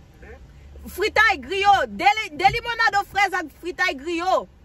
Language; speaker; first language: French; non-native, local second language; Haitian Creole